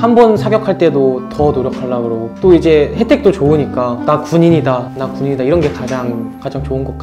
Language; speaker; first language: Korean; native; Korean